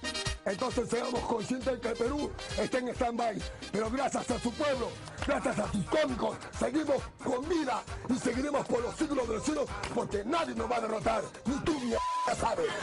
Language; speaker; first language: Spanish; native; Spanish